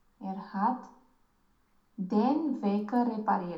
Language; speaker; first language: German; non-native, learner; Romanian